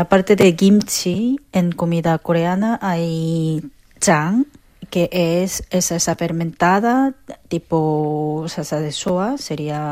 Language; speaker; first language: Spanish; non-native, fluent; Korean